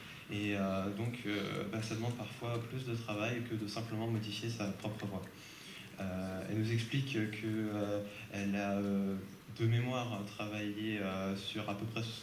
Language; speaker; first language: French; native; French